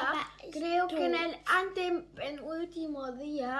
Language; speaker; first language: Spanish; early bilingual, heritage; German